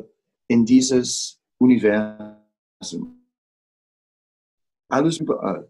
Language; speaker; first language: German; non-native, fluent; Dutch